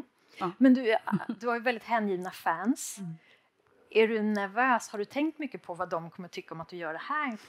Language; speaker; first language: Swedish; native; Swedish